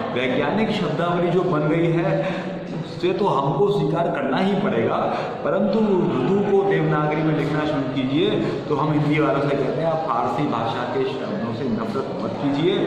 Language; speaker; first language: Hindi; native; Hindi